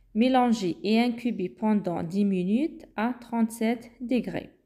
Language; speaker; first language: French; non-native, local second language; Arabic